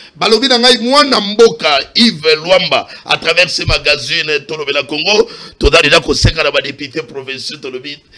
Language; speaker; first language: Lingala; non-native, local second language; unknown